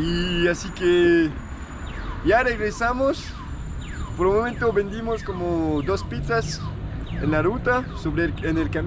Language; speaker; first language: Spanish; non-native, learner; French